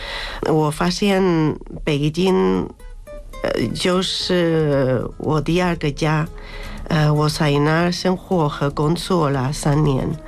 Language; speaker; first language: Chinese; non-native, learner; Spanish